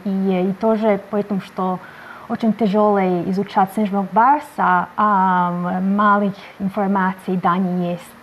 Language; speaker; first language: Russian; non-native, learner; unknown